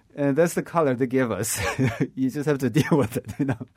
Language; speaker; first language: English; non-native, fluent; Chinese